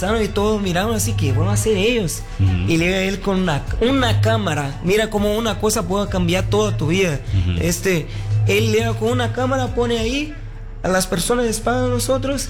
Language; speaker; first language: Spanish; non-native, learner; Portuguese